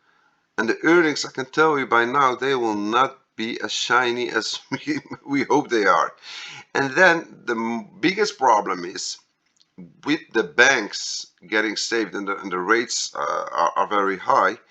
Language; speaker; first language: English; non-native, fluent; Dutch